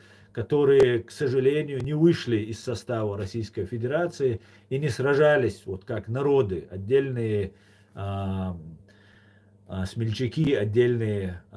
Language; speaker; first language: Russian; non-native, local second language; Chechen